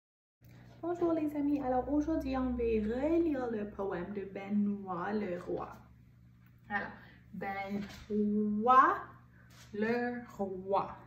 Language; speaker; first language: French; non-native, local second language; English